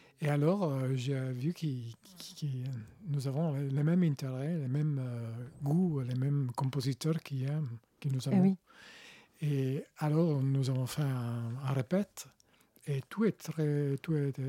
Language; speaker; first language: French; non-native, learner; Italian